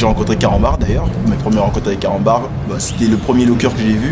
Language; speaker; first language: French; native; French